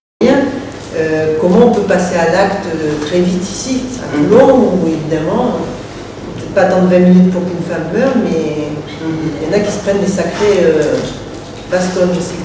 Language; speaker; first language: French; native; French